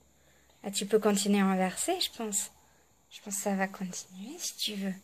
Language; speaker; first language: French; native; French